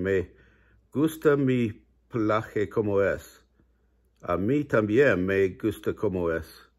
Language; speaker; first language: Spanish; non-native, learner; English